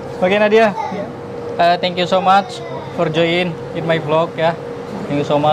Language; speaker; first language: English; non-native, learner; Indonesian